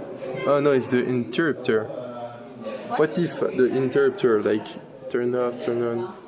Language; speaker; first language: English; non-native, learner; French